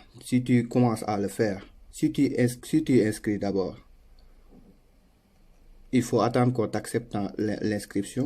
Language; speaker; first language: French; non-native, local second language; Wolof